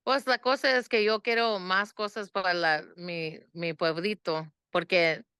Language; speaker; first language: Spanish; early bilingual, heritage; Spanish